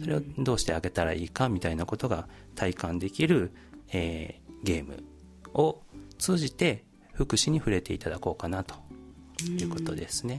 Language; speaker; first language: Japanese; native; Japanese